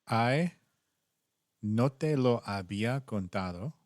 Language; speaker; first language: Spanish; non-native, learner; English